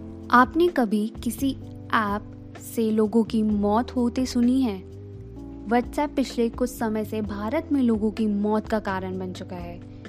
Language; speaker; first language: Hindi; native; Hindi